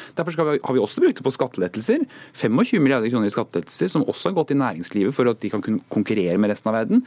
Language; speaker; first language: Norwegian; native; Norwegian